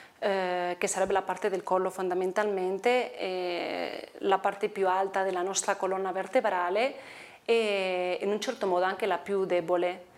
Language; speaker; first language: Italian; non-native, fluent; Spanish